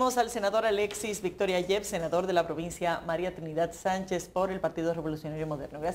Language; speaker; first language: Spanish; native; Spanish